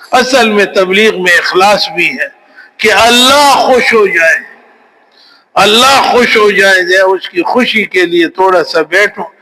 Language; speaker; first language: Urdu; non-native, local second language; Pashto